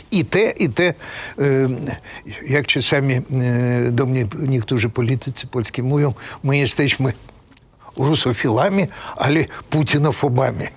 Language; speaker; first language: Polish; non-native, fluent; Russian